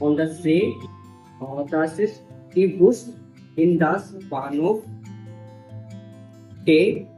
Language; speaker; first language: German; non-native, learner; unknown